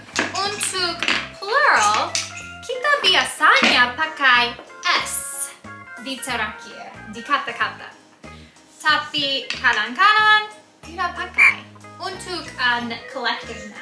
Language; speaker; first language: Indonesian; non-native, learner; English